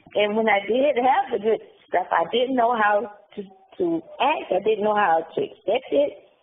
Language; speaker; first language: English; native; English